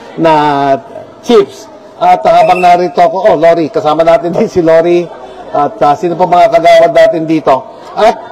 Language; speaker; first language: Filipino; native; Filipino